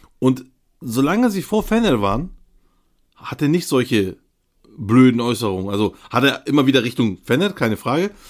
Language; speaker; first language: German; early bilingual, other home language; Turkish